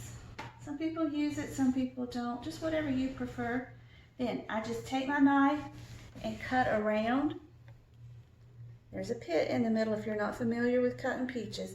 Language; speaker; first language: English; native; English